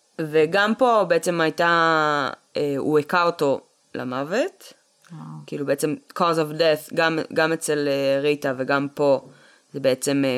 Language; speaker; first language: Hebrew; early bilingual, other home language; Russian